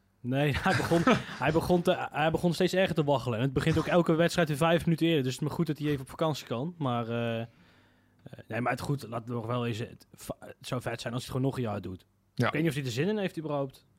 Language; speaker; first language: Dutch; native; Dutch